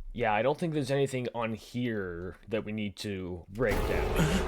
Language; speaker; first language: English; native; English